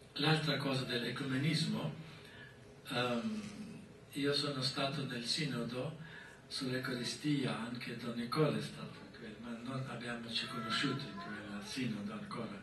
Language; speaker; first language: Italian; non-native, fluent; German